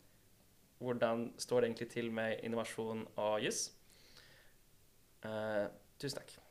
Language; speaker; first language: Norwegian; native; Norwegian